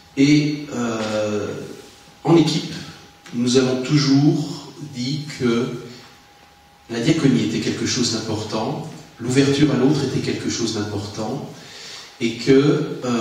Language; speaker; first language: French; native; French